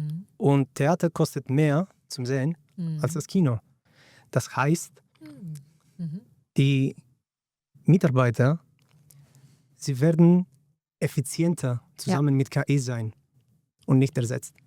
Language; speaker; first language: German; non-native, fluent; Greek